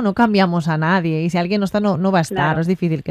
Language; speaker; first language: Spanish; native; Spanish